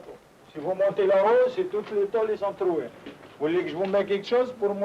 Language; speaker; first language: French; native; French